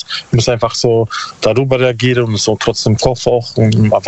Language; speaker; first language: German; non-native, learner; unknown